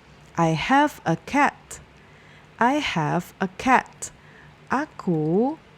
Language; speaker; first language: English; non-native, fluent; Indonesian